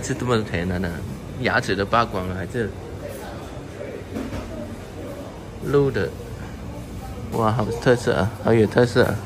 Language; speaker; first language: Chinese; non-native, local second language; Cantonese